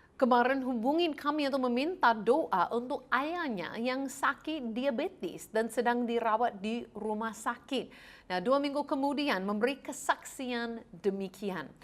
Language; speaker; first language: Indonesian; non-native, fluent; English